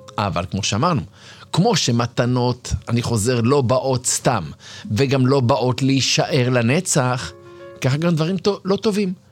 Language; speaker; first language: Hebrew; native; Hebrew